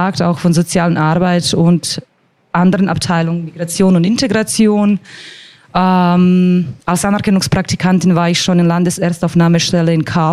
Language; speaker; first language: German; non-native, fluent; Croatian